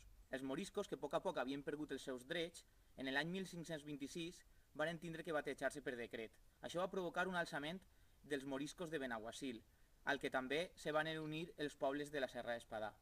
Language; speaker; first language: Catalan; native; Catalan